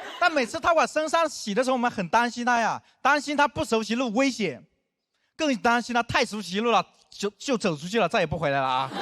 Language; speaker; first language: Chinese; non-native, local second language; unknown